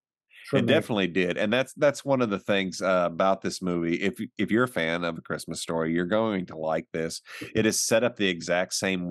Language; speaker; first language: English; native; English